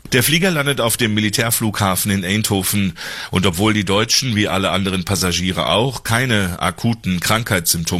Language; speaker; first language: German; native; German